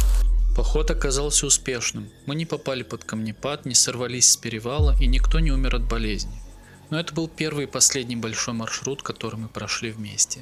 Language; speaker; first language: Russian; native; Russian